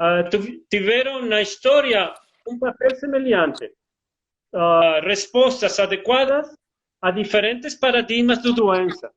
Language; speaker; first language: Portuguese; non-native, fluent; Spanish